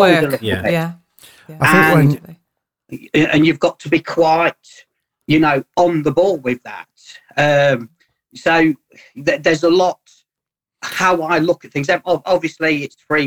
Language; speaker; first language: English; native; English